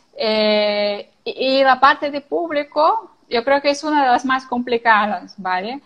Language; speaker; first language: Spanish; non-native, fluent; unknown